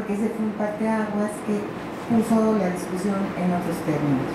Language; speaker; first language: Spanish; native; Spanish